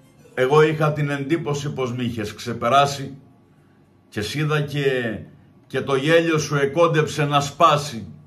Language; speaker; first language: Greek; native; Greek